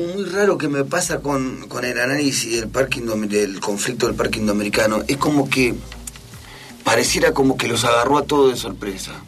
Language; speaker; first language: Spanish; native; Spanish